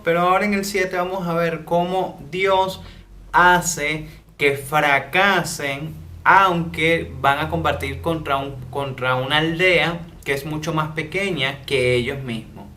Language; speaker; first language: Spanish; native; Spanish